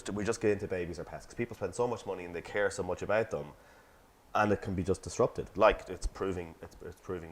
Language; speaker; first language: English; native; English